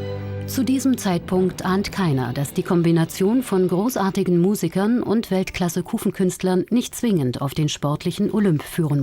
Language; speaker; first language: German; native; German